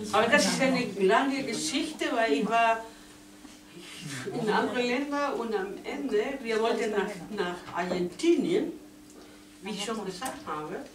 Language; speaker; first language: German; non-native, learner; Spanish